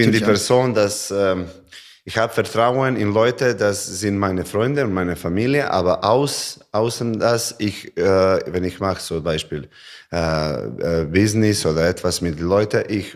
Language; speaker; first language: German; non-native, learner; Serbian